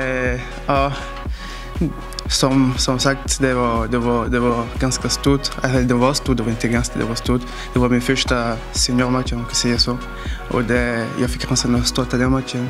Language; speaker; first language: Swedish; non-native, fluent; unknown